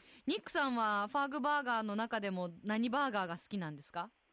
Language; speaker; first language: Japanese; native; Japanese